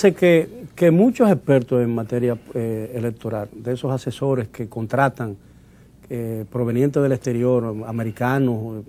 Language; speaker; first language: Spanish; native; Spanish